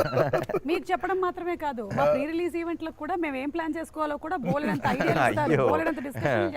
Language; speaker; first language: Telugu; native; Telugu